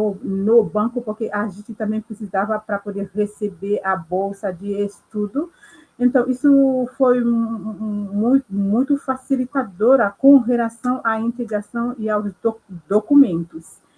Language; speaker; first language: Portuguese; non-native, local second language; Haitian Creole